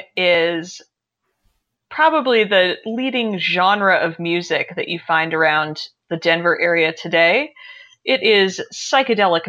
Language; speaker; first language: English; native; English